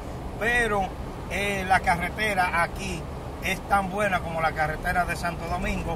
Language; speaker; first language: Spanish; native; Spanish